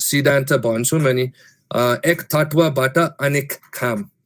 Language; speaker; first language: Nepali; non-native, fluent; English